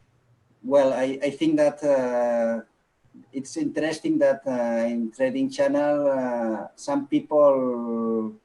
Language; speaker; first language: English; non-native, local second language; Catalan